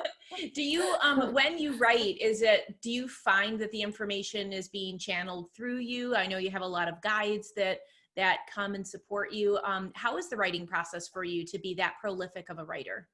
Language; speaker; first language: English; native; English